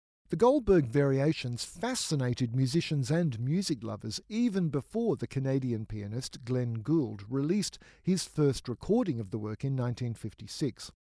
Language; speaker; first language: English; native; English